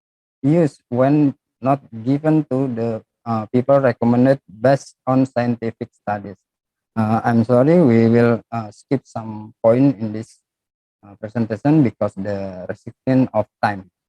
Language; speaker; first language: English; non-native, fluent; Indonesian